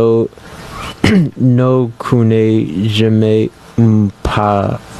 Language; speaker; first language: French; non-native, learner; English